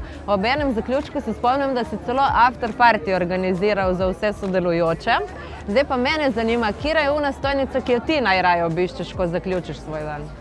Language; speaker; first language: Slovenian; native; Slovenian